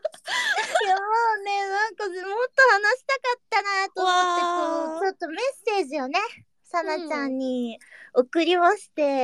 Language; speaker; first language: Japanese; native; Japanese